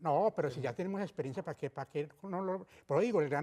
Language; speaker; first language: Spanish; native; Spanish